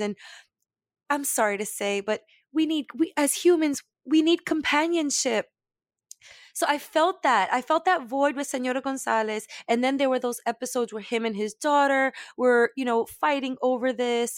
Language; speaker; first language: English; early bilingual, other home language; Spanish